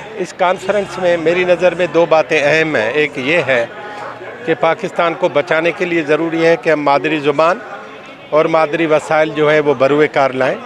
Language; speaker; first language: Urdu; non-native, local second language; Pashto